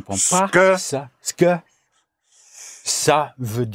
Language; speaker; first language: French; non-native, learner; English